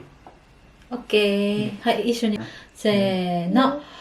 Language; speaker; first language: Japanese; non-native, fluent; Filipino